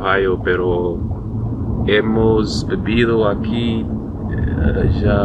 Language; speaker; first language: Spanish; non-native, learner; English